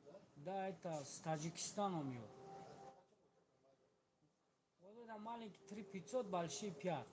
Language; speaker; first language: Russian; non-native, learner; Tajik